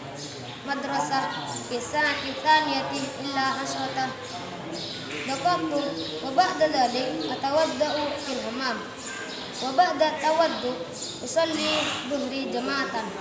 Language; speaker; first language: Arabic; non-native, learner; Indonesian